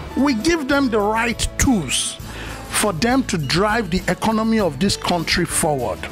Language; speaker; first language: English; non-native, local second language; Yoruba